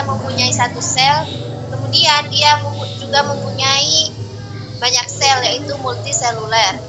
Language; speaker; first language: Indonesian; native; Indonesian